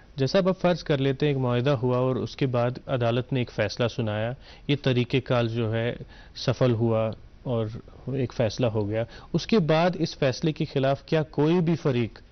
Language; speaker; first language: Urdu; non-native, local second language; Kashmiri